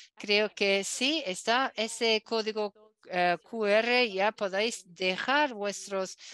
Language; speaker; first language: Spanish; non-native, fluent; Dutch